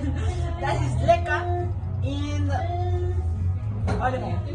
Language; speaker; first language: German; non-native, learner; French